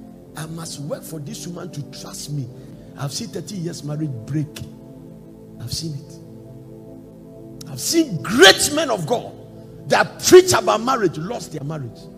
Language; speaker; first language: English; non-native, local second language; Akan